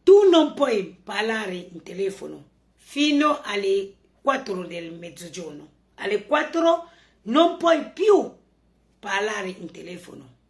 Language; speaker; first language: Italian; non-native, learner; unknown